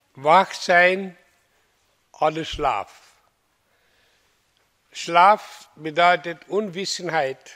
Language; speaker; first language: German; non-native, fluent; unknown